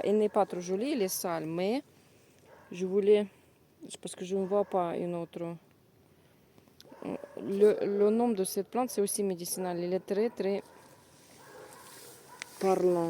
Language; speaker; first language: French; non-native, learner; Russian